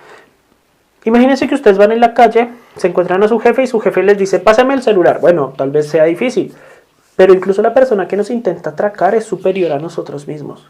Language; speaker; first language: Spanish; native; Spanish